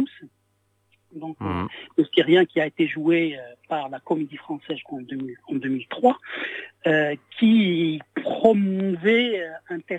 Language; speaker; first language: French; non-native, local second language; Arabic